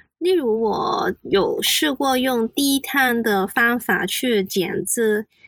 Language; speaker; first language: Chinese; non-native, local second language; Cantonese